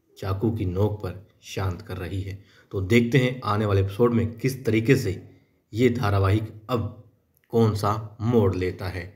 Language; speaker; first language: Hindi; native; Hindi